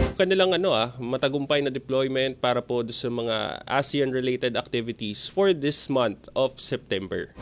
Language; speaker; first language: Filipino; native; Filipino